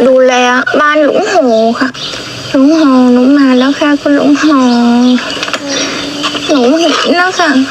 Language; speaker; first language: Thai; non-native, learner; Vietnamese